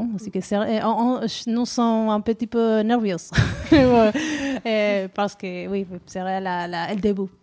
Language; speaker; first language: French; non-native, learner; Spanish